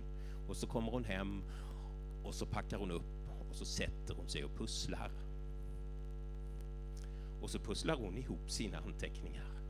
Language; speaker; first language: Swedish; native; Swedish